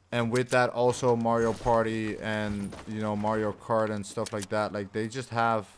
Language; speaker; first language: English; non-native, fluent; Dutch